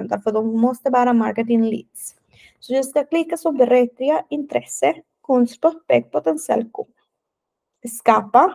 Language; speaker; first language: Swedish; non-native, fluent; Spanish